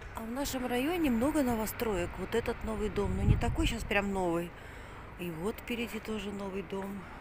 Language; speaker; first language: Russian; non-native, local second language; Georgian